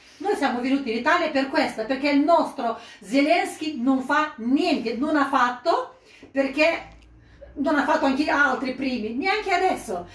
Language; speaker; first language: Italian; non-native, fluent; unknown